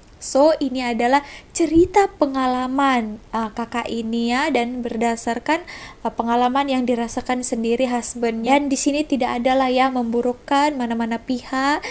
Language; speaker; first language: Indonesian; native; Indonesian